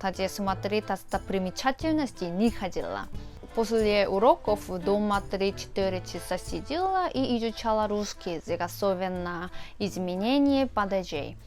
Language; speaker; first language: Russian; non-native, fluent; Korean